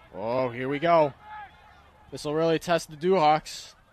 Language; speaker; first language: English; native; English